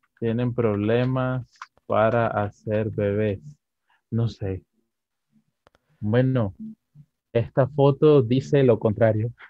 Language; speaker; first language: Spanish; native; Spanish